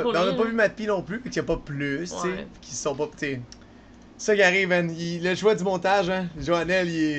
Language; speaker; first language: French; native; French